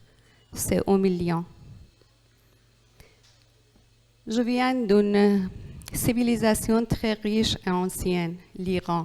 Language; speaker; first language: French; non-native, learner; Persian